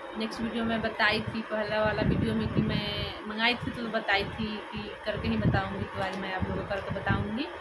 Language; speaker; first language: Hindi; native; Hindi